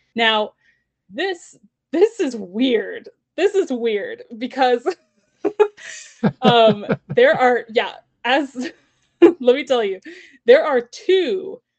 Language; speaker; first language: English; native; English